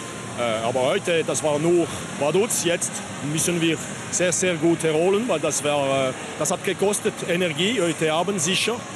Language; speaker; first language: German; non-native, learner; French